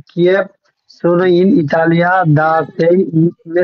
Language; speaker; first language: Italian; non-native, learner; Bangla